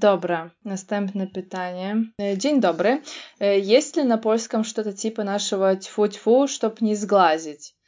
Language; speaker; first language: Polish; non-native, fluent; Russian